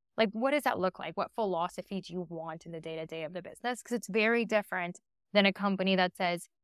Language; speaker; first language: English; early bilingual, other home language; Spanish